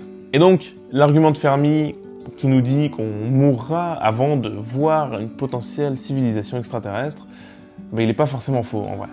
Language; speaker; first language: French; native; French